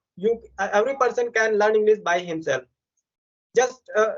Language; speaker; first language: English; non-native, local second language; Hindi